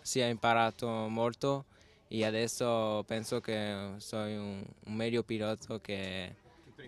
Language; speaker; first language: Italian; non-native, learner; French